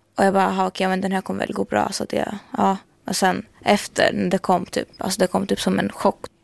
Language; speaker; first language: Swedish; non-native, learner; Albanian